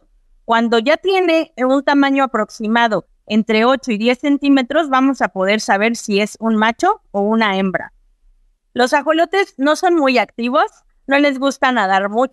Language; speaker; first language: Spanish; native; Spanish